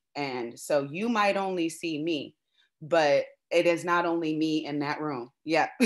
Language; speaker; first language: English; native; English